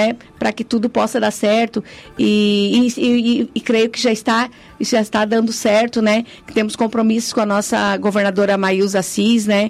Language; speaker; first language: Portuguese; native; Portuguese